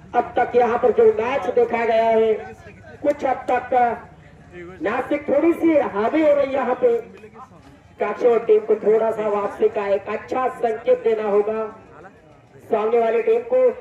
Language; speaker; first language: Hindi; non-native, local second language; Marathi